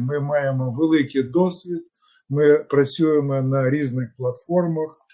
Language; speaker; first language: Ukrainian; non-native, local second language; Russian